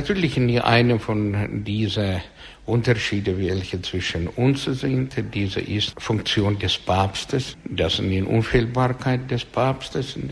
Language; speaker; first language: German; non-native, learner; Russian